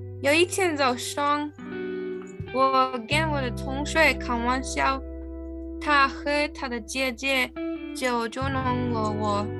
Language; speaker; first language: Chinese; non-native, learner; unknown